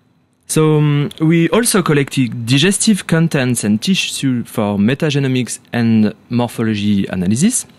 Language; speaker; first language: English; non-native, fluent; French